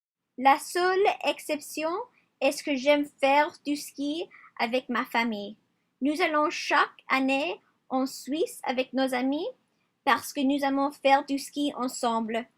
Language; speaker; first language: French; non-native, learner; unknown